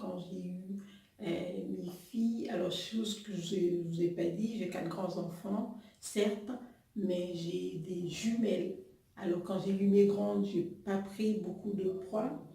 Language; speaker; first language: French; non-native, local second language; Haitian Creole